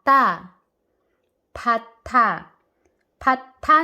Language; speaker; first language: Korean; non-native, fluent; Filipino